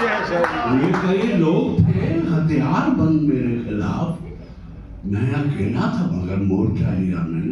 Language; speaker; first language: Hindi; native; Hindi